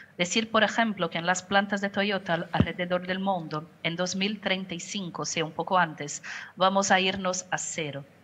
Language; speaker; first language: Spanish; non-native, fluent; Portuguese